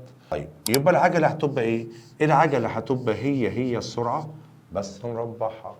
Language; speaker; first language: Arabic; native; Arabic